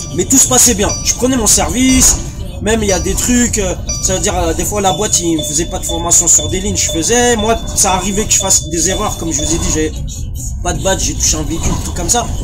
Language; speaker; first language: French; early bilingual, other home language; Arabic